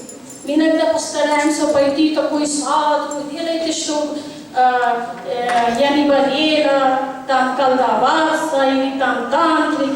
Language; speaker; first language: Russian; non-native, learner; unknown